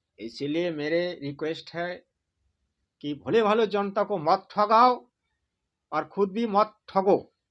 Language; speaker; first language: Hindi; non-native, local second language; Bangla